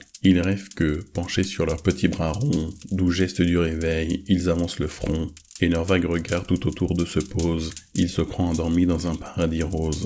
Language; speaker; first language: French; native; French